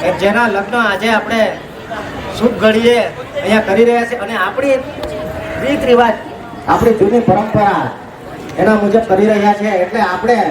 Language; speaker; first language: Gujarati; non-native, local second language; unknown